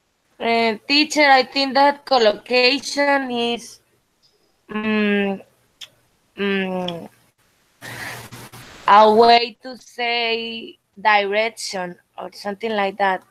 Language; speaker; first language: English; non-native, learner; Spanish